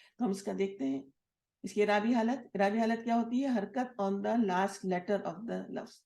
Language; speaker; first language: Urdu; native; Urdu